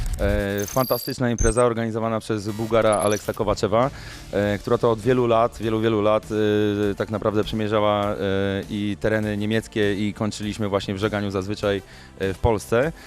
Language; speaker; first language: Polish; native; Polish